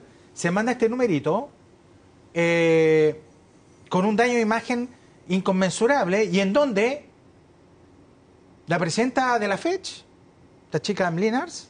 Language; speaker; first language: Spanish; native; Spanish